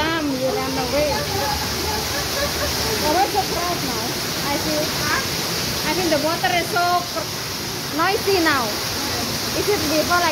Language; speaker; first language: English; non-native, learner; Indonesian